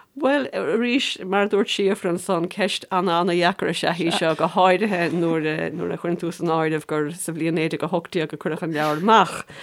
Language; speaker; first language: Irish; native; Irish